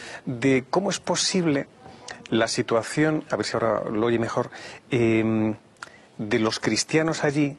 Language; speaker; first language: Spanish; native; Spanish